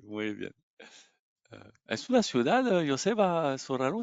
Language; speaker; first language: Spanish; non-native, learner; French